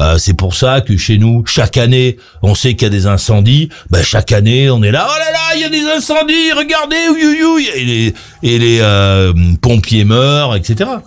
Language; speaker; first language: French; native; French